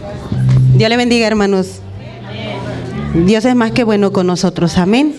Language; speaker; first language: Spanish; native; Spanish